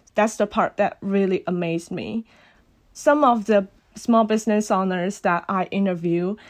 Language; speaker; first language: English; non-native, fluent; Cantonese